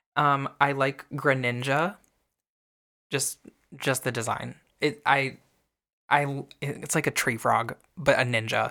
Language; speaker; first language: English; native; English